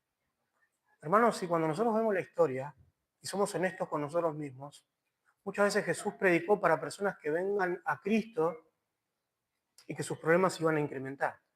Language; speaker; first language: Spanish; native; Spanish